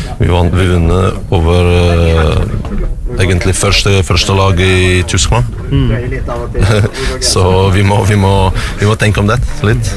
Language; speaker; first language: Norwegian; non-native, fluent; Russian